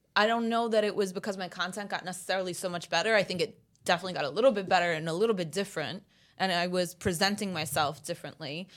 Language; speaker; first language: English; early bilingual, other home language; Italian